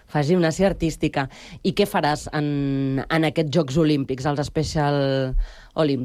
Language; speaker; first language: Catalan; native; Catalan